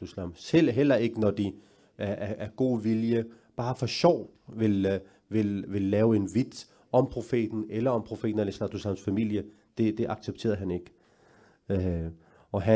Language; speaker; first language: Danish; early bilingual, other home language; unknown